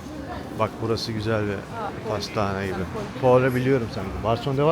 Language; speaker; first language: Turkish; native; Turkish